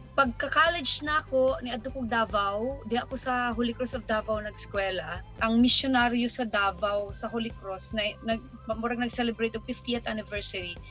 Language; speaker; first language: Cebuano; non-native, local second language; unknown